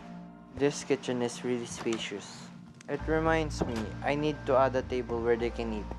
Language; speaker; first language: English; non-native, local second language; Filipino